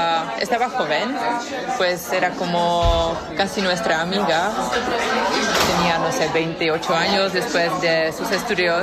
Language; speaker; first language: Spanish; non-native, fluent; Czech